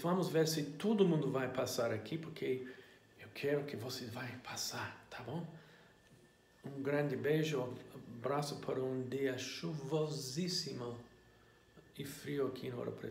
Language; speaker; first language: Portuguese; non-native, learner; English